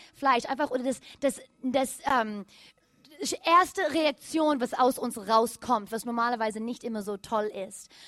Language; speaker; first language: German; non-native, fluent; English